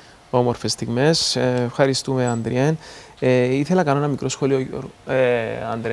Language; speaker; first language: Greek; native; Greek